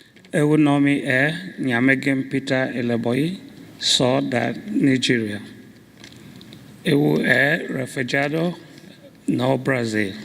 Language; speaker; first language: Portuguese; non-native, learner; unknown